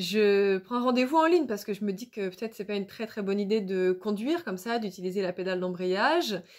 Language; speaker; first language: French; native; French